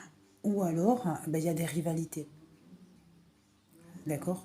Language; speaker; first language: French; native; French